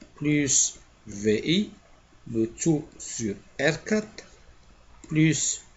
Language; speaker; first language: French; non-native, local second language; Arabic